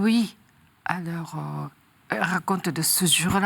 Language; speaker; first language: French; non-native, learner; Japanese